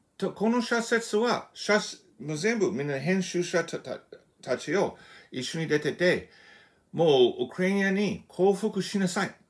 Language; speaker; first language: Japanese; non-native, fluent; English